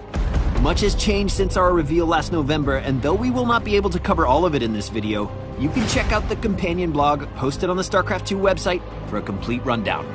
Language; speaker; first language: English; native; English